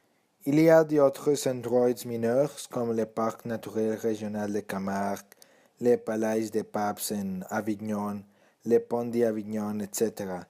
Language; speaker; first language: French; non-native, learner; Spanish